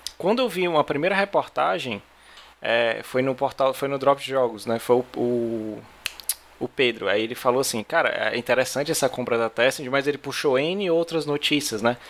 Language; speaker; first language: Portuguese; native; Portuguese